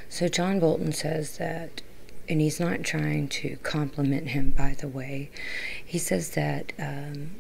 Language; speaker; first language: English; native; English